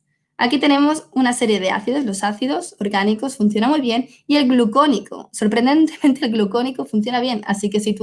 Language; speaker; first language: Spanish; native; Spanish